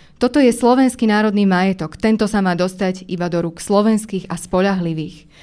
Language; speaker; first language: Slovak; native; Slovak